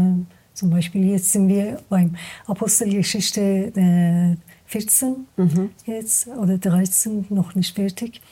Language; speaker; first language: German; non-native, learner; Persian